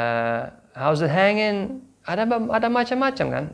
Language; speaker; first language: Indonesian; non-native, fluent; English